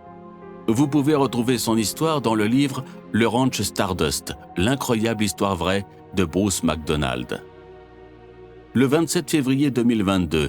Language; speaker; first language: French; native; French